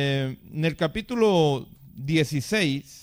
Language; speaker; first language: Spanish; native; Spanish